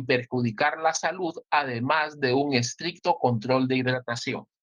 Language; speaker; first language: Spanish; native; Spanish